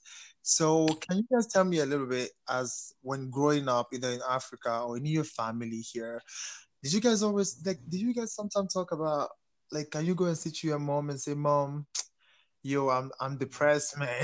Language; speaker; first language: English; non-native, local second language; French